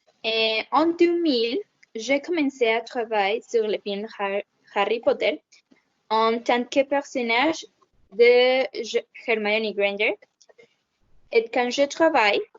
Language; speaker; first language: French; non-native, learner; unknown